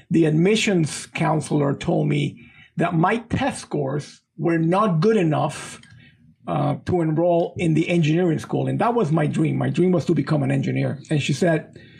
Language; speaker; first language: English; non-native, fluent; Spanish